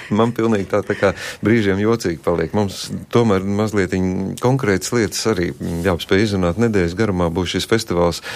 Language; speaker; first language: Latvian; native; Latvian